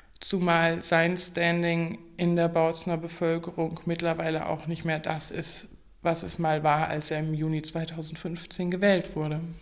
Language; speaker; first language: German; native; German